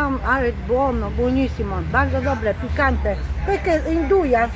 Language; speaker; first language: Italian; non-native, fluent; Polish